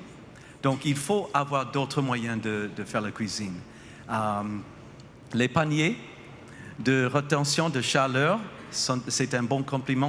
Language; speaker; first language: French; non-native, fluent; English